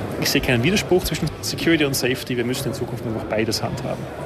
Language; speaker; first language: German; native; German